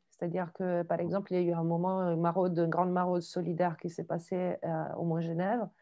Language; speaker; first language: French; non-native, fluent; Italian